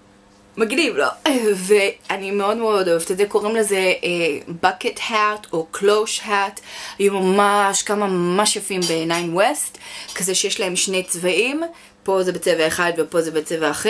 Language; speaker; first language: Hebrew; native; Hebrew